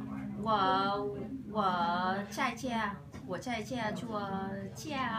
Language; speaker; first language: Chinese; non-native, learner; Vietnamese